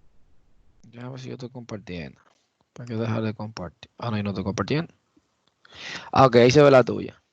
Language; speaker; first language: Spanish; native; Spanish